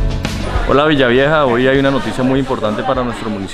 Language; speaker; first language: Spanish; native; Spanish